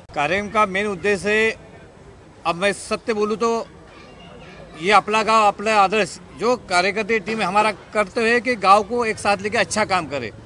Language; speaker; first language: Hindi; non-native, local second language; Marathi